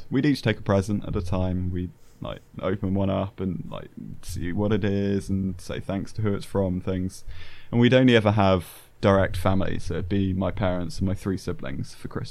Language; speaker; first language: English; native; English